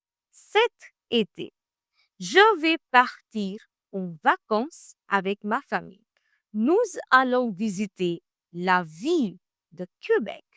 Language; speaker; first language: French; non-native, fluent; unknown